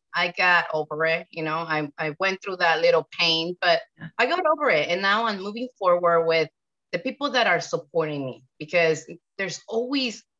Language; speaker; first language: English; non-native, fluent; Spanish